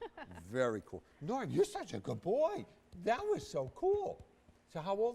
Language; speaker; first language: English; native; English